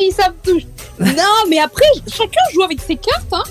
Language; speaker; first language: French; non-native, local second language; Malagasy